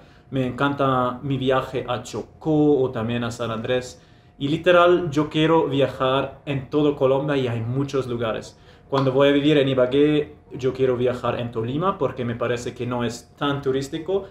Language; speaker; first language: Spanish; non-native, fluent; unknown